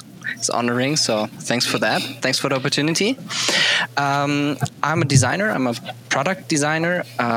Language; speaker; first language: English; non-native, fluent; German